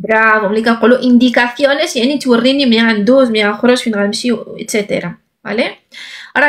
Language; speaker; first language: Spanish; non-native, fluent; Arabic